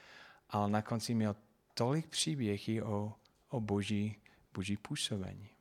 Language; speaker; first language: Czech; non-native, fluent; English